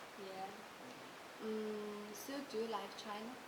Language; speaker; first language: English; non-native, learner; Chinese